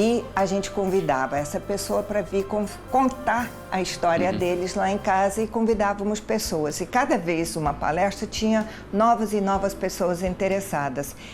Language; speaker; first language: Portuguese; non-native, fluent; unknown